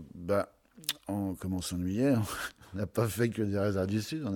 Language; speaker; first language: French; native; French